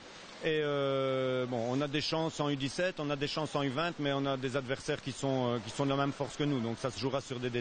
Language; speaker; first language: French; native; French